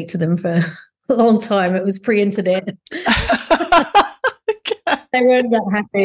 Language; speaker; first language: English; native; English